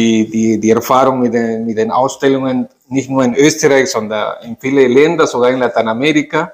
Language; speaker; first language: German; non-native, fluent; Spanish